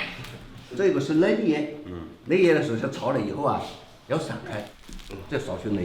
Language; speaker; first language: Chinese; native; Chinese